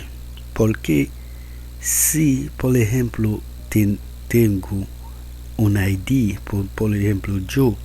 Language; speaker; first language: Spanish; non-native, learner; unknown